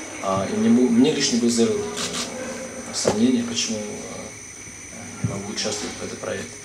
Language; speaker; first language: Russian; non-native, fluent; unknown